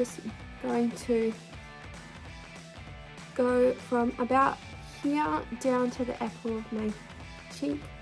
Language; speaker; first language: English; native; English